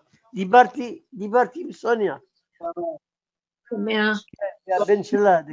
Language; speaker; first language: Hebrew; non-native, learner; Arabic